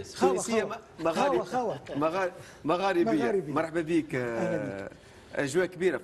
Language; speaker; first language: Arabic; native; Arabic